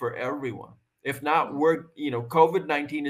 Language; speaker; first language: English; native; English